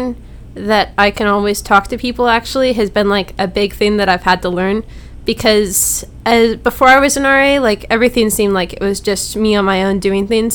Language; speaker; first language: English; native; English